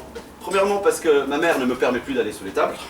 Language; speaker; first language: French; native; French